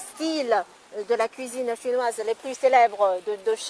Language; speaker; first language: French; non-native, fluent; Chinese